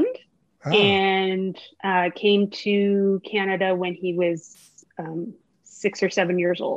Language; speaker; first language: English; native; English